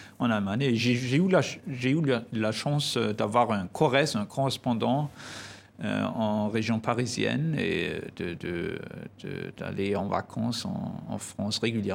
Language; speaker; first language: French; non-native, fluent; German